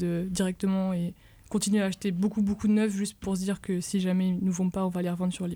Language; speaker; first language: French; native; French